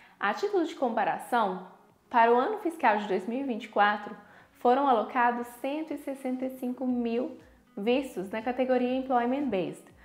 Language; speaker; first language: Portuguese; native; Portuguese